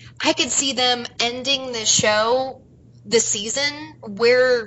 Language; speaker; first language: English; native; English